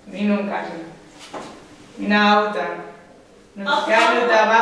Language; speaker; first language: Finnish; non-native, learner; Spanish